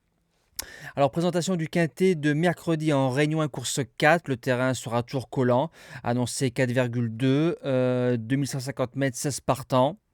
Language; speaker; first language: French; native; French